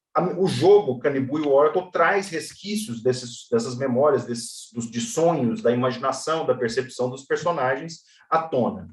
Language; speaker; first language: Portuguese; native; Portuguese